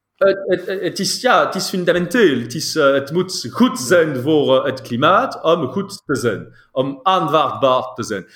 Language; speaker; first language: Dutch; non-native, local second language; French